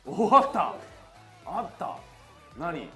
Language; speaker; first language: Japanese; native; Japanese